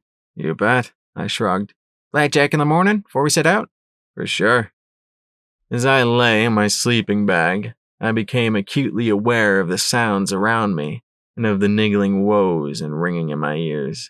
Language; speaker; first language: English; native; English